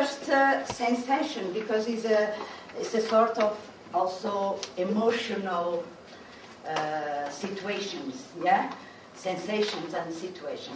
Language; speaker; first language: English; non-native, learner; Portuguese